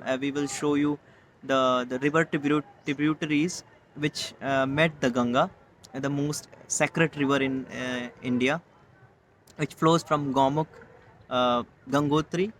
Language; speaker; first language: English; non-native, local second language; Hindi